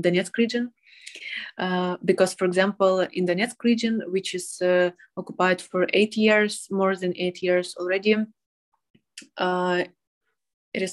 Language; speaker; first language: English; non-native, fluent; Ukrainian